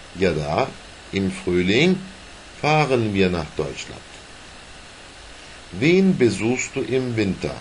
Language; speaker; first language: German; non-native, fluent; Turkish